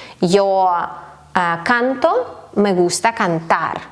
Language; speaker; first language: Spanish; non-native, fluent; Ukrainian